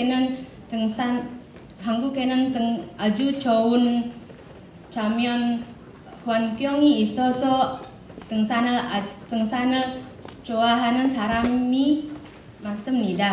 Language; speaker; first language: Korean; non-native, learner; Indonesian